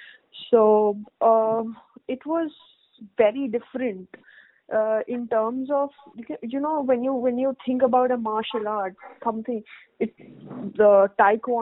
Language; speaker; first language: English; non-native, local second language; Hindi